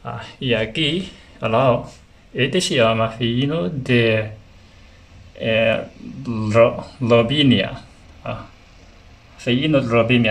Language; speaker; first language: Spanish; non-native, learner; Chinese